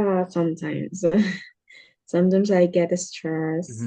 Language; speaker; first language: English; early bilingual, other home language; Spanish